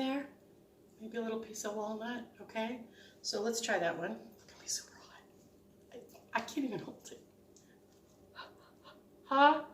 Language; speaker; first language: English; native; English